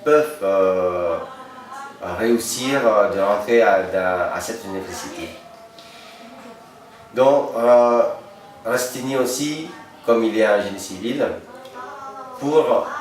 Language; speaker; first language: French; non-native, fluent; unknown